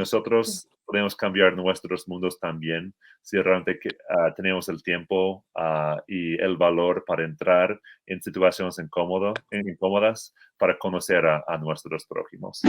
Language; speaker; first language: Spanish; non-native, fluent; English